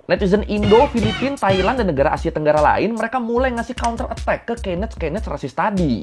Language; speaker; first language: Indonesian; native; Indonesian